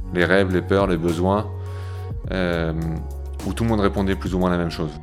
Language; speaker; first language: French; native; French